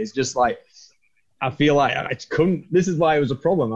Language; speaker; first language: English; native; English